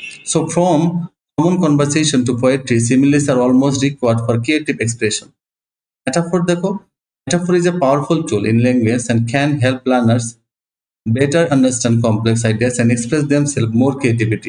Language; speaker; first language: English; non-native, local second language; Bangla